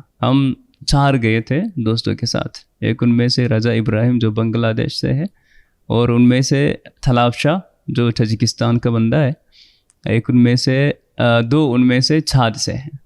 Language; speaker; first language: Hindi; non-native, fluent; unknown